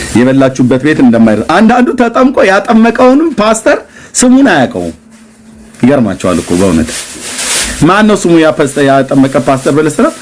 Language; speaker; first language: Amharic; native; Amharic